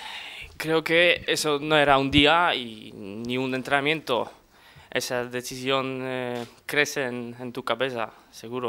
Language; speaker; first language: Spanish; non-native, fluent; Polish